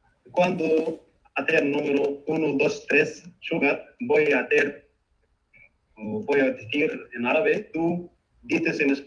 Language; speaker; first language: Spanish; non-native, fluent; Arabic